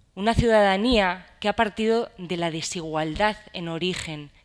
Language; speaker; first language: Spanish; native; Spanish